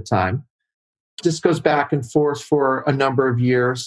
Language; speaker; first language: English; native; English